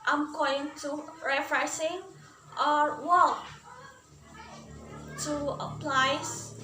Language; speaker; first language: English; non-native, learner; Indonesian